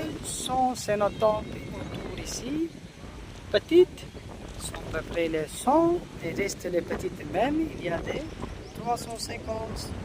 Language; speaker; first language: French; non-native, learner; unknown